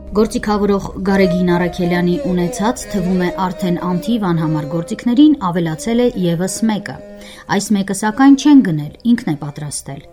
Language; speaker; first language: Armenian; native; Armenian